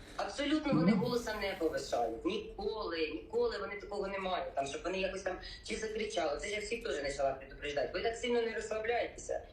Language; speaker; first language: Ukrainian; native; Ukrainian